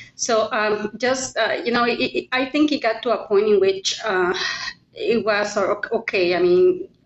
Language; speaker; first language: English; non-native, fluent; Spanish